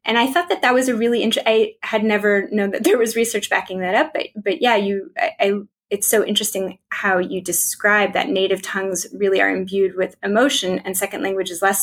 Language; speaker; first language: English; native; English